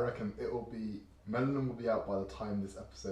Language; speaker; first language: English; native; English